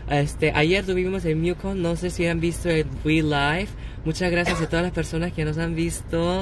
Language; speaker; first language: Spanish; non-native, learner; Korean